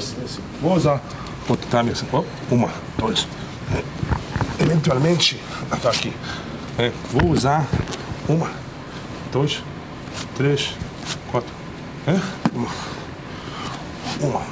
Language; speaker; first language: Portuguese; non-native, learner; English